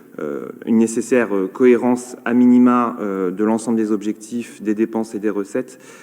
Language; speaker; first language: French; native; French